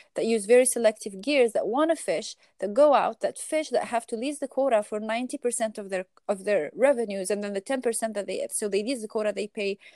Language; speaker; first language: English; non-native, fluent; Arabic